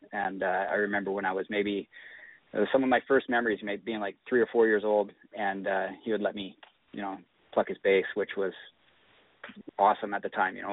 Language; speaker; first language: English; native; English